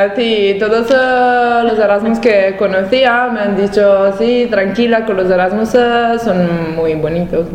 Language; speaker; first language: Spanish; non-native, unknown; Italian